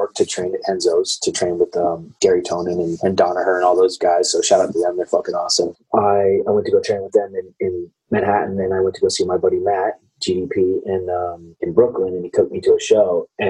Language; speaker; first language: English; native; English